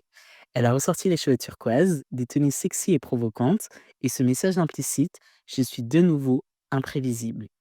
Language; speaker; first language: French; native; French